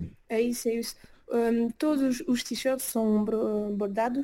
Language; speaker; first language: Portuguese; early bilingual, heritage; French